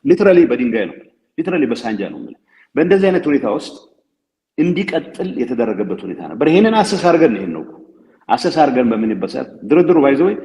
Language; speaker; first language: Amharic; non-native, local second language; Tigrinya